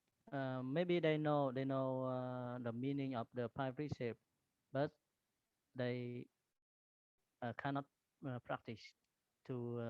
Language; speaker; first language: English; non-native, learner; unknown